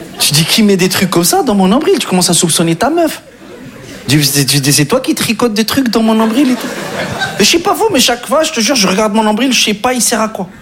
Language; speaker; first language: French; non-native, local second language; Arabic